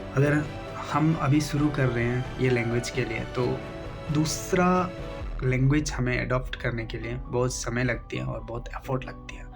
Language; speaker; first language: Hindi; non-native, local second language; Assamese